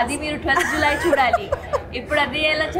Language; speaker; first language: Telugu; non-native, fluent; Hindi